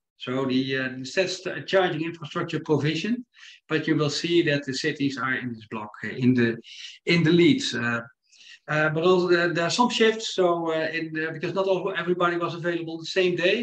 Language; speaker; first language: English; non-native, fluent; Dutch